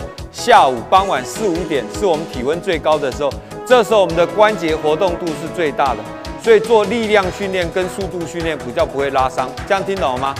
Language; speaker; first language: Chinese; native; Chinese